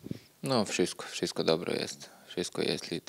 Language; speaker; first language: Polish; non-native, learner; Serbian